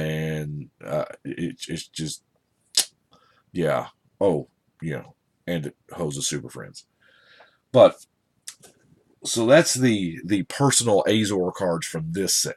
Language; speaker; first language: English; native; English